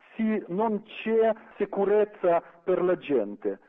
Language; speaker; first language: Italian; non-native, fluent; Ukrainian